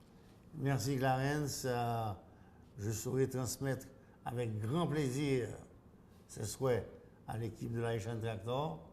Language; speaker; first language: French; non-native, local second language; Haitian Creole